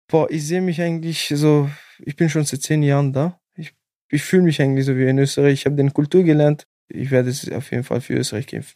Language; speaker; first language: German; non-native, fluent; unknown